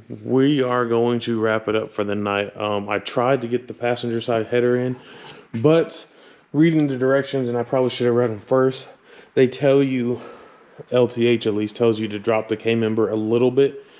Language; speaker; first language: English; native; English